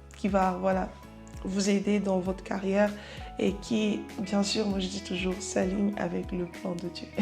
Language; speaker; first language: French; non-native, local second language; Lingala